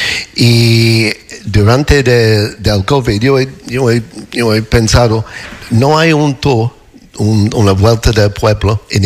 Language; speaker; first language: Spanish; non-native, fluent; English